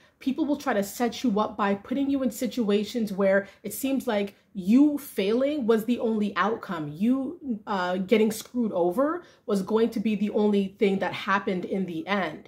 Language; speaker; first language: English; native; English